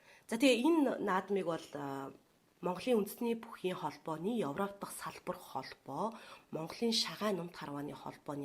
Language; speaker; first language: Mongolian; native; Mongolian